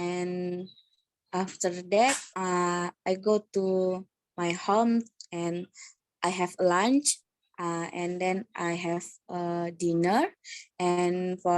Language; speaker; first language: English; non-native, learner; Indonesian